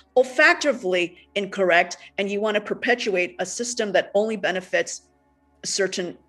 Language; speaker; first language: English; native; English